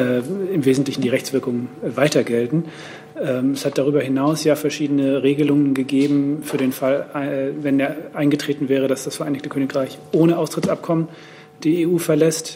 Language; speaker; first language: German; native; German